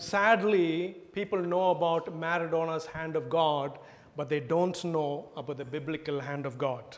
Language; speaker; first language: English; non-native, local second language; Tamil